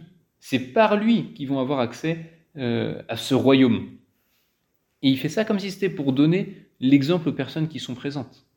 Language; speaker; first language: French; native; French